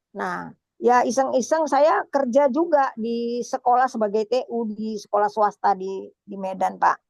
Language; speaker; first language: Indonesian; native; Indonesian